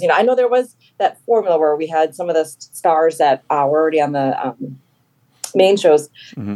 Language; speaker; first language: English; native; English